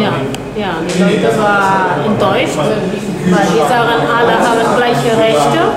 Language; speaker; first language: German; non-native, fluent; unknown